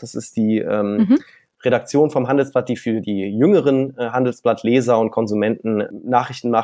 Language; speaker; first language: German; native; German